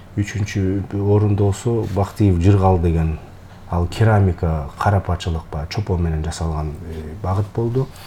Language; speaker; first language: Kyrgyz; native; Kyrgyz